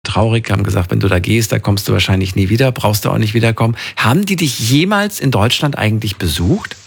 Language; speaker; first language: German; native; German